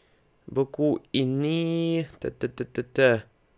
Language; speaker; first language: Indonesian; non-native, learner; Russian